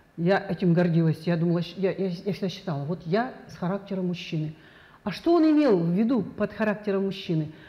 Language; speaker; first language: Russian; non-native, local second language; Kazakh